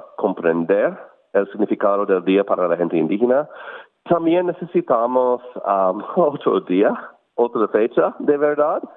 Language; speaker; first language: Spanish; non-native, fluent; English